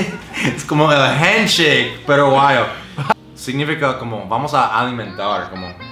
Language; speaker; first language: Spanish; non-native, fluent; English